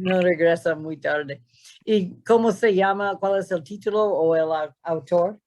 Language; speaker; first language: Spanish; non-native, fluent; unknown